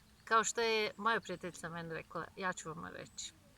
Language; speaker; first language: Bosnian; non-native, fluent; Turkish